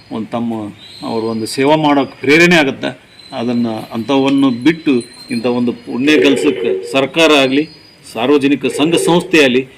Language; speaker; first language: Kannada; native; Kannada